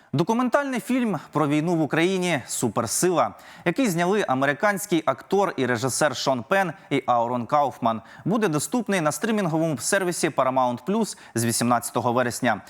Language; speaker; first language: Ukrainian; native; Ukrainian